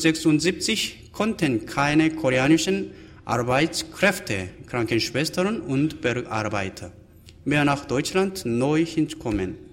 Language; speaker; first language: German; non-native, fluent; Korean